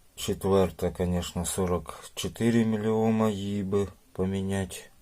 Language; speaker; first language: Russian; non-native, local second language; Ukrainian